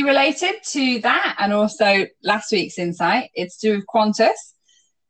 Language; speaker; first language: English; native; English